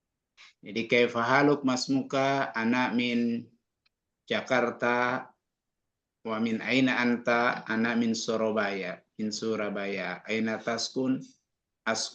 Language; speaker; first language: Arabic; non-native, fluent; Indonesian